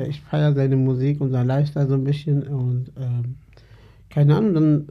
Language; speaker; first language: German; early bilingual, other home language; Turkish